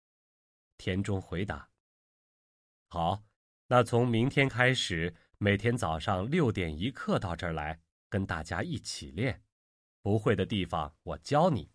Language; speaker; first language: Chinese; native; Chinese